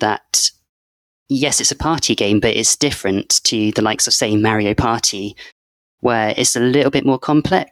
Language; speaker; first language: English; native; English